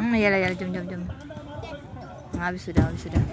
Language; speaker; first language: Malay; native; Malay